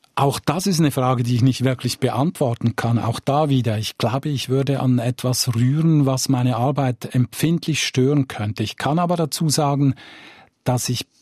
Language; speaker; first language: German; native; German